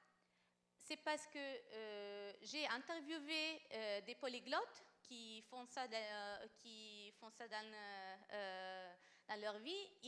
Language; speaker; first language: French; non-native, fluent; Italian